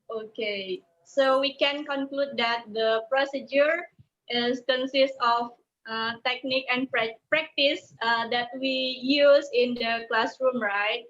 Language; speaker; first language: English; non-native, learner; Indonesian